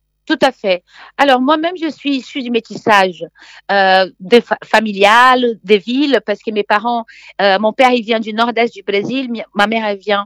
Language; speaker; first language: French; non-native, fluent; Portuguese